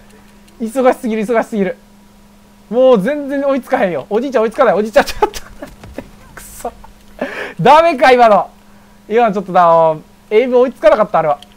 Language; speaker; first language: Japanese; native; Japanese